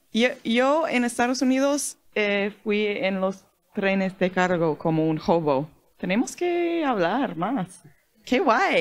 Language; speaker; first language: Spanish; non-native, learner; English